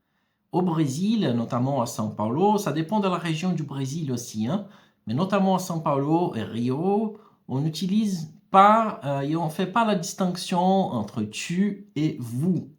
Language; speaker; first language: French; non-native, fluent; Portuguese